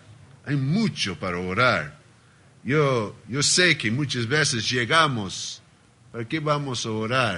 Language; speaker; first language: Spanish; non-native, learner; Portuguese